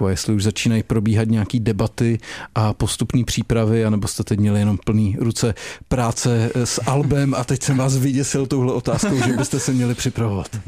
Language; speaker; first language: Czech; native; Czech